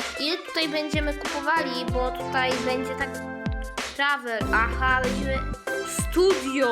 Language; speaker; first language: Polish; early bilingual, other home language; Ukrainian